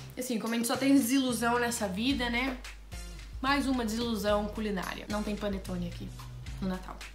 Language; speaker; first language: Portuguese; native; Portuguese